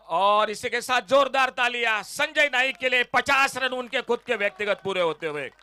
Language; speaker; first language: Hindi; non-native, local second language; Konkani